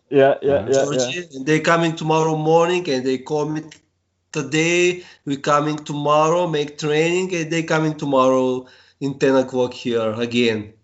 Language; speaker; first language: English; non-native, learner; Bulgarian